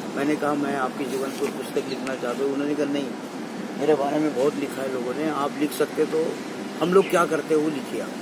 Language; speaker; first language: Hindi; non-native, local second language; Marathi